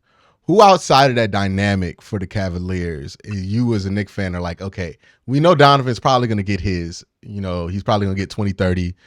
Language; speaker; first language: English; native; English